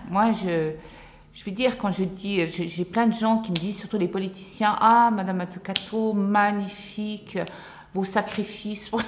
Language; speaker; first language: French; native; French